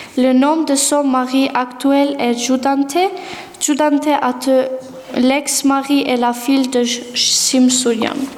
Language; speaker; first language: French; non-native, learner; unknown